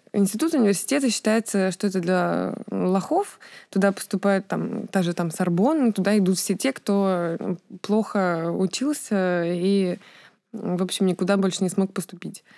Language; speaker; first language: Russian; native; Russian